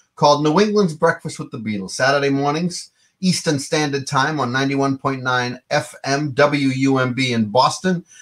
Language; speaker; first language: English; native; English